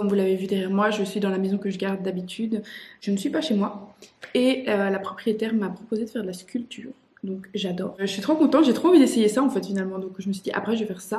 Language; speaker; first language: French; native; French